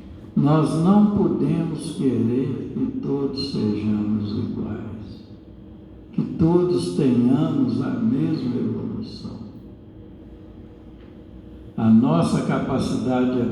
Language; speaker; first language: Portuguese; native; Portuguese